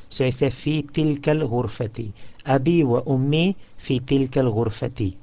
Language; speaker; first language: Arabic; non-native, fluent; English